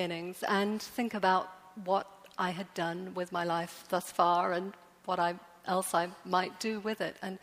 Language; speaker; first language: English; native; English